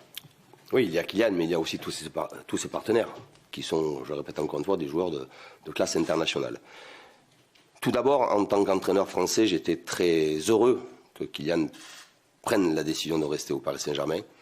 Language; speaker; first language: French; native; French